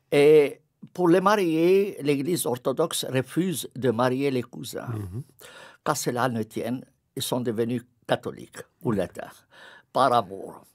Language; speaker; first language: French; non-native, fluent; Arabic